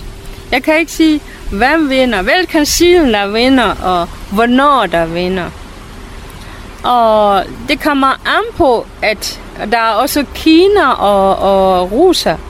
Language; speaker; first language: Danish; non-native, fluent; Burmese